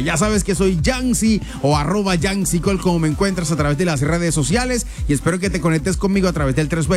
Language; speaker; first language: Spanish; native; Spanish